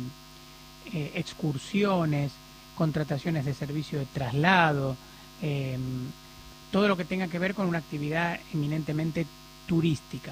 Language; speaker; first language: Spanish; native; Spanish